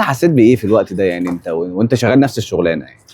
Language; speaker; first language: Arabic; native; Arabic